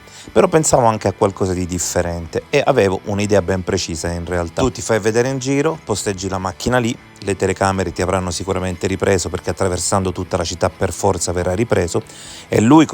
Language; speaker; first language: Italian; native; Italian